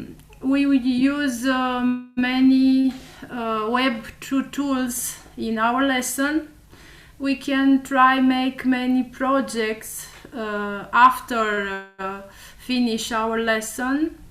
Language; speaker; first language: English; non-native, learner; Romanian